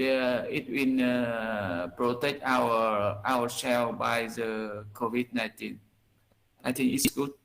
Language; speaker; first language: English; non-native, learner; Vietnamese